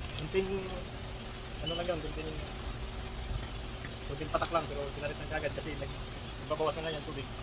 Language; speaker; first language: Filipino; non-native, local second language; Cebuano